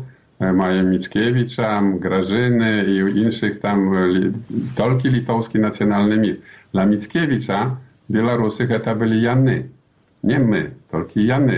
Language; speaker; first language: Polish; non-native, learner; Belarusian